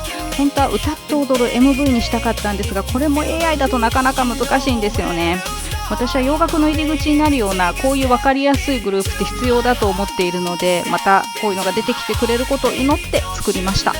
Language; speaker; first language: Japanese; native; Japanese